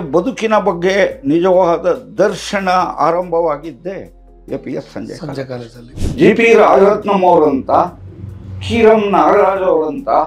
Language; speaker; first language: Kannada; non-native, local second language; Tamil